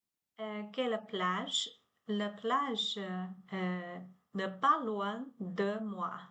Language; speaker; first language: French; non-native, learner; Chinese